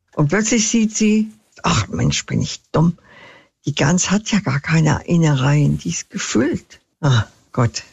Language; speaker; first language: German; native; German